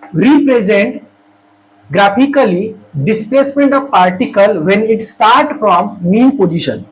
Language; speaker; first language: Hindi; non-native, local second language; Marathi